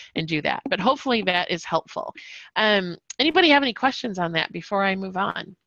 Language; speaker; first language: English; native; English